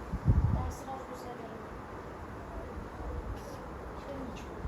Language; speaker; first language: Russian; native; Russian